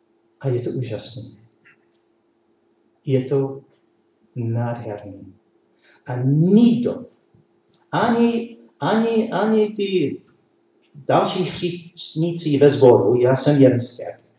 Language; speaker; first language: Czech; non-native, learner; English